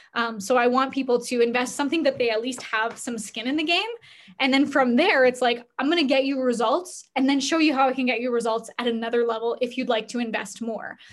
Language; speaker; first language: English; native; English